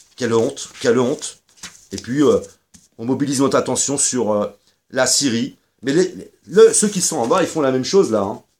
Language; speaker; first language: French; native; French